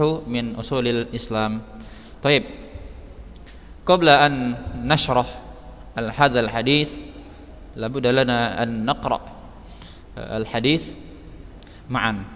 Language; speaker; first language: Arabic; non-native, fluent; Indonesian